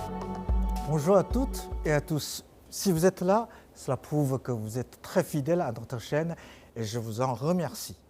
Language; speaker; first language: French; non-native, fluent; Chinese